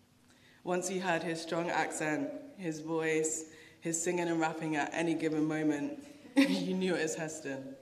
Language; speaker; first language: English; native; English